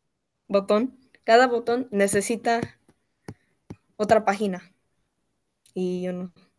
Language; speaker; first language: Spanish; early bilingual, heritage; Spanish